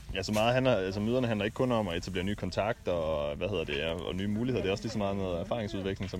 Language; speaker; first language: Danish; native; Danish